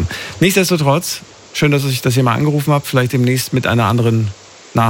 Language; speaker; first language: German; native; German